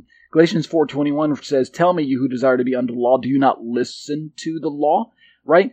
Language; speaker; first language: English; native; English